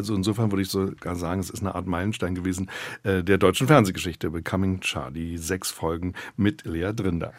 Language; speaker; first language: German; native; German